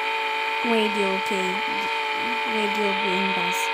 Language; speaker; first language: English; non-native, learner; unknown